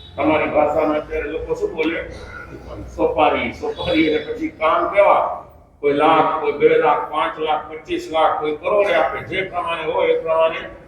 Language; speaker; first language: Gujarati; non-native, local second language; Kachhi